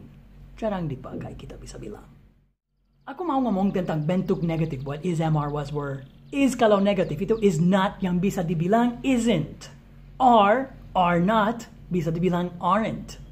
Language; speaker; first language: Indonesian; non-native, fluent; English